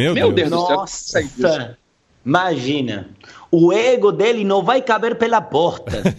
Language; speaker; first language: Portuguese; non-native, fluent; Spanish